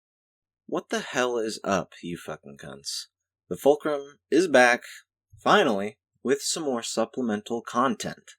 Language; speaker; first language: English; native; English